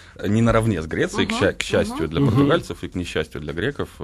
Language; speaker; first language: Russian; native; Russian